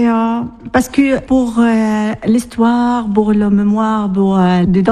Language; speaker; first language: French; non-native, learner; Arabic